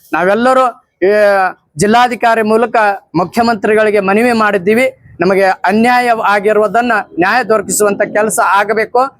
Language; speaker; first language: Kannada; non-native, local second language; Lambadi